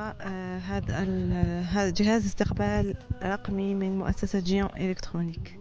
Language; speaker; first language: Arabic; native; Arabic